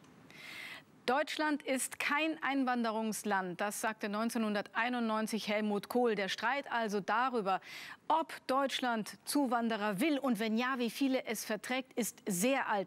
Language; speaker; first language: German; native; German